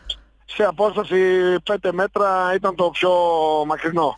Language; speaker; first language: Greek; native; Greek